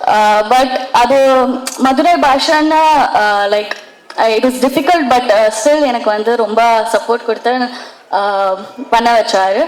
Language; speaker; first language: Tamil; non-native, fluent; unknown